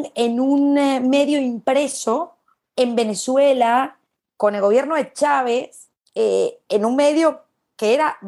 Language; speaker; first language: Spanish; native; Spanish